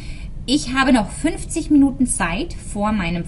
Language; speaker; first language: German; non-native, fluent; English